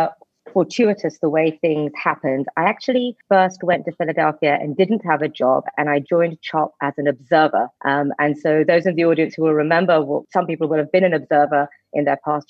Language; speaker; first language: English; native; English